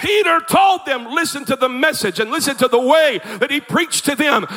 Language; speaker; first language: English; native; English